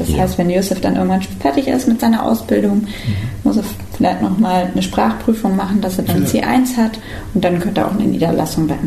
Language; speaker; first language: German; native; German